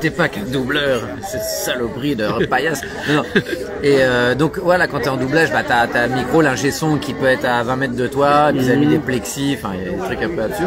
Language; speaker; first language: French; native; French